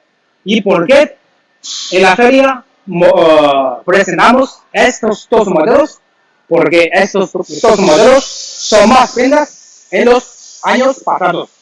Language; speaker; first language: Spanish; non-native, learner; Chinese